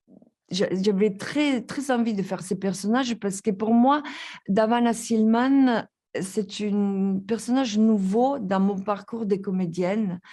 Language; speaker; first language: French; non-native, fluent; Italian